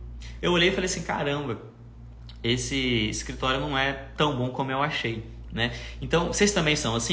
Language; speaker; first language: Portuguese; native; Portuguese